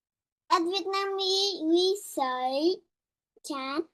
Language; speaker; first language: English; non-native, learner; Vietnamese